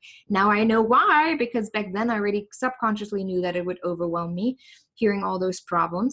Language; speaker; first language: English; non-native, fluent; German